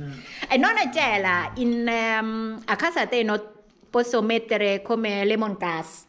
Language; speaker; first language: Italian; non-native, learner; Thai